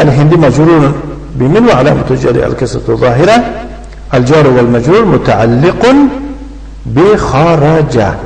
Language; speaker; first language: Arabic; non-native, fluent; Tajik